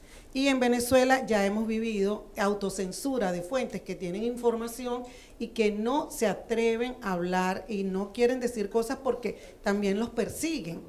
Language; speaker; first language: Spanish; native; Spanish